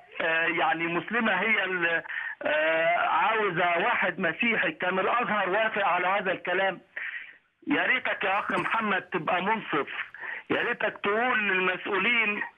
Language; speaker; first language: Arabic; native; Arabic